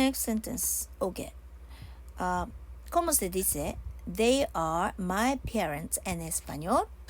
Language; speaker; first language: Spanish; non-native, learner; Japanese